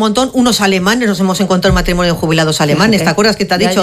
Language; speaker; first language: Spanish; native; Spanish